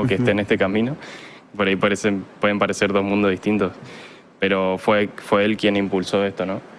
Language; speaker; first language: Spanish; native; Spanish